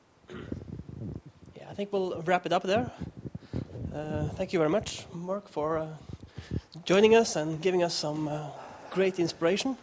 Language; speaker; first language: English; non-native, fluent; Norwegian